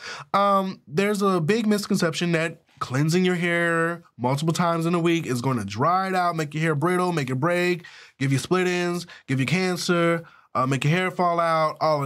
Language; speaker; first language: English; native; English